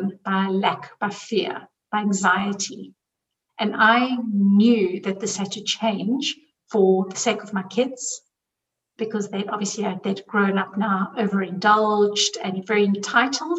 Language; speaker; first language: English; native; English